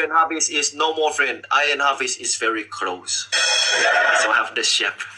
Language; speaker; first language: English; non-native, learner; Chinese